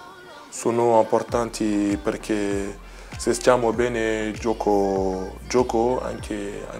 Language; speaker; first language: Italian; non-native, learner; French